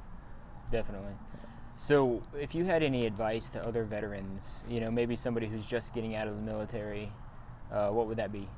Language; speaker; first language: English; native; English